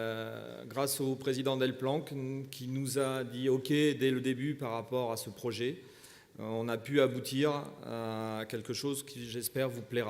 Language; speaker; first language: French; native; French